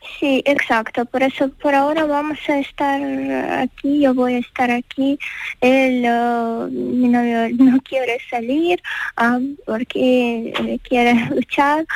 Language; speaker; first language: Spanish; non-native, learner; Ukrainian